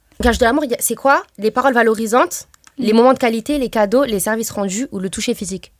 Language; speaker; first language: French; early bilingual, other home language; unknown